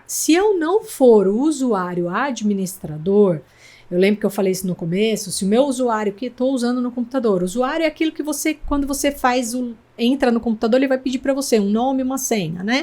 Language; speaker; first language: Portuguese; native; Portuguese